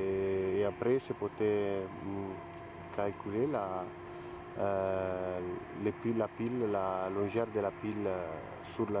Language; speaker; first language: French; non-native, fluent; Italian